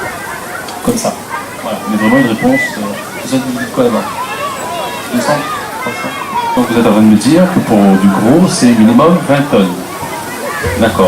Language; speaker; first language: French; native; French